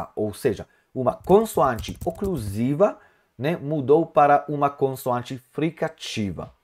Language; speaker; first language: Portuguese; non-native, fluent; Hebrew